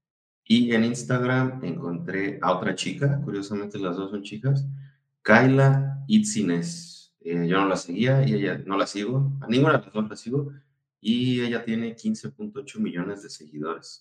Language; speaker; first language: Spanish; native; Spanish